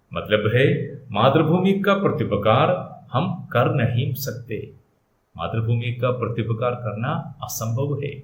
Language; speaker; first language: Hindi; non-native, local second language; Malayalam